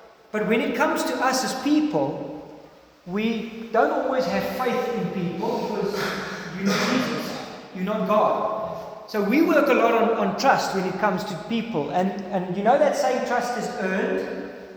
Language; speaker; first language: English; non-native, local second language; Afrikaans